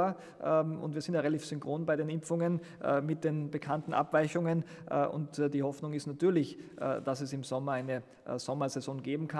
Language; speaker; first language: German; native; German